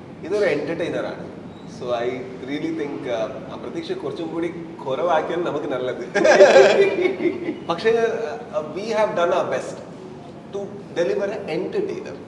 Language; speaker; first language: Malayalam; non-native, learner; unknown